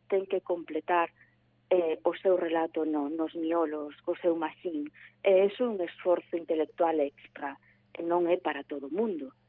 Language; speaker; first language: Galician; non-native, local second language; Spanish